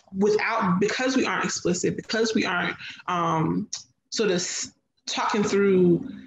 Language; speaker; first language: English; native; English